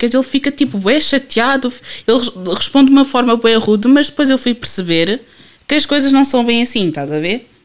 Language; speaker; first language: Portuguese; native; Portuguese